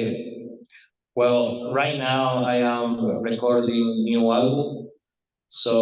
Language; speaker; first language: English; non-native, learner; Spanish